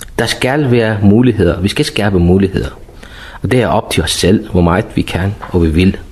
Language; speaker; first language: Danish; non-native, fluent; Persian